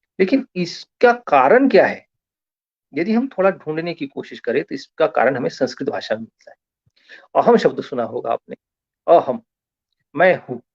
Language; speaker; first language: Hindi; non-native, local second language; Marathi